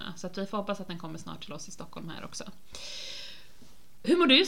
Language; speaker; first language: Swedish; native; Swedish